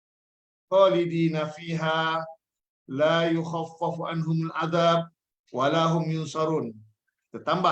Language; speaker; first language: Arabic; non-native, fluent; Malay